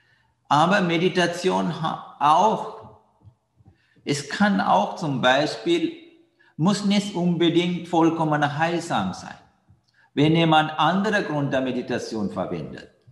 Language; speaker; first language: German; non-native, fluent; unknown